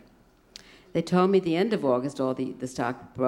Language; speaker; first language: English; early bilingual, other home language; German